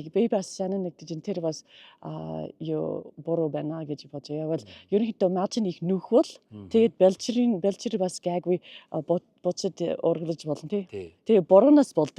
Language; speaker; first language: Mongolian; non-native, learner; English